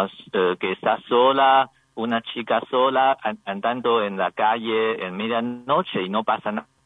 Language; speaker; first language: Spanish; non-native, learner; Chinese